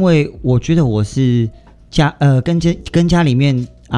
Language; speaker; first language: Chinese; non-native, local second language; Min Nan Chinese